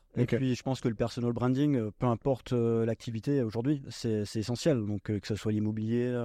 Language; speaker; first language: French; native; French